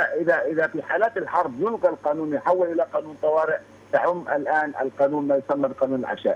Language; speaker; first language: Arabic; native; Arabic